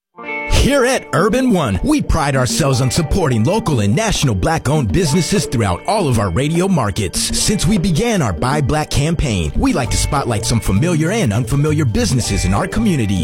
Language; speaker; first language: English; native; English